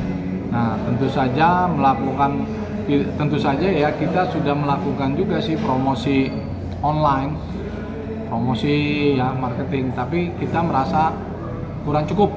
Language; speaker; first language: Indonesian; native; Indonesian